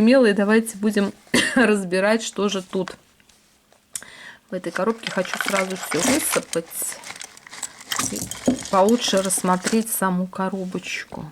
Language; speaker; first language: Russian; native; Russian